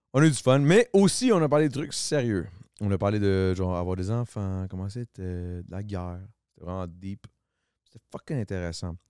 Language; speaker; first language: French; native; French